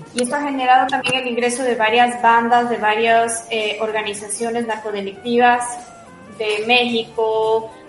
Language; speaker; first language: Spanish; native; Spanish